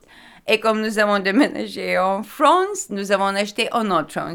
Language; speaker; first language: French; non-native, learner; Lithuanian